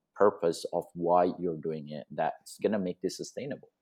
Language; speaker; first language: English; non-native, fluent; Indonesian